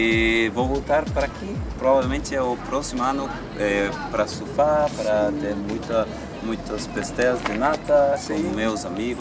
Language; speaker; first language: Portuguese; non-native, learner; German